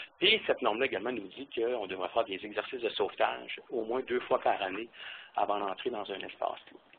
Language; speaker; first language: French; native; French